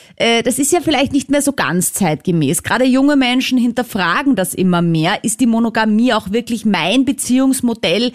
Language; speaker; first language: German; native; German